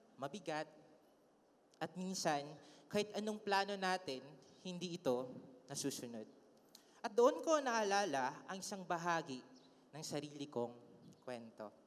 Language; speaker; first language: Filipino; non-native, local second language; Hiligaynon